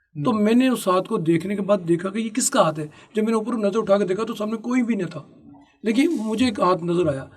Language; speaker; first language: Urdu; non-native, local second language; Punjabi